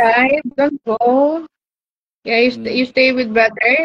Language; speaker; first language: English; non-native, learner; Bangla